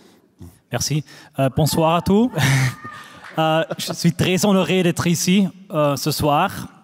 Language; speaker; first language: French; non-native, fluent; German